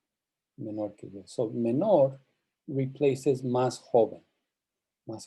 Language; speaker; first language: Spanish; non-native, fluent; English